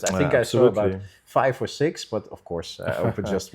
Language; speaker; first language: English; non-native, fluent; German